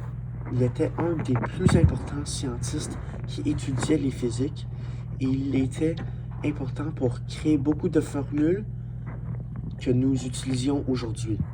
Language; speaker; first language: French; non-native, learner; English